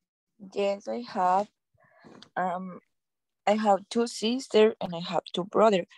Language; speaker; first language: English; non-native, learner; Spanish